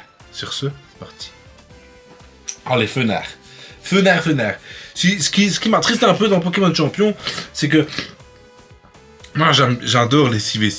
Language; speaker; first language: French; native; French